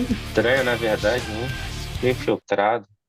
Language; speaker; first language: Portuguese; native; Portuguese